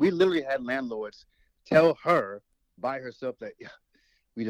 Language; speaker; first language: English; native; English